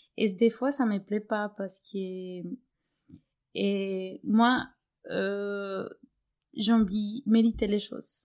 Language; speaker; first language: French; non-native, fluent; Spanish